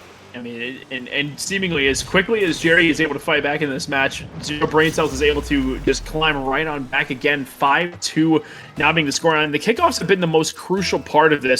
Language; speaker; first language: English; native; English